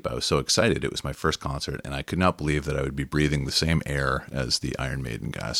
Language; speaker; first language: English; native; English